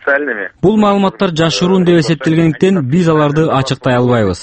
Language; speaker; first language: Kyrgyz; native; Kyrgyz